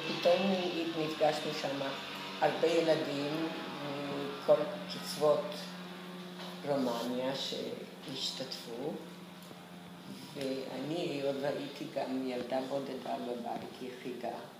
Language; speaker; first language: Hebrew; early bilingual, other home language; Romanian